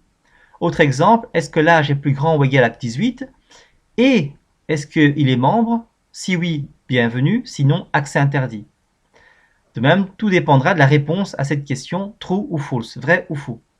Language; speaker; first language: French; native; French